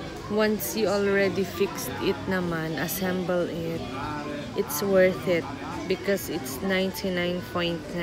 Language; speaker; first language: English; non-native, local second language; Filipino